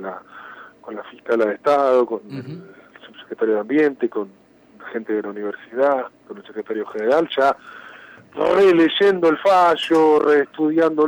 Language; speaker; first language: Spanish; native; Spanish